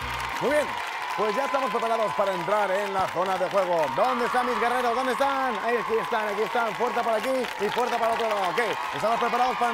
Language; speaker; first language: Spanish; native; Spanish